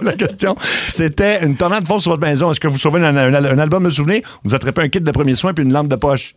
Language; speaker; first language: French; native; French